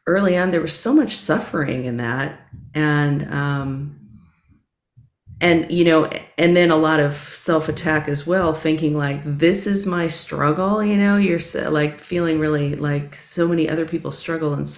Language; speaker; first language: English; native; English